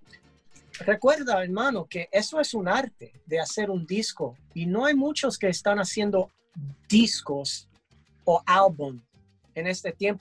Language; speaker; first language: Spanish; early bilingual, heritage; English